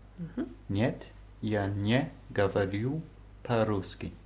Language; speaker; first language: Russian; non-native, learner; German